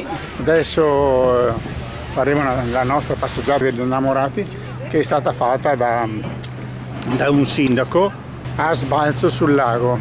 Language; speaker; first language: Italian; native; Italian